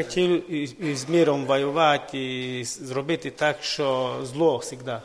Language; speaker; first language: Czech; non-native, fluent; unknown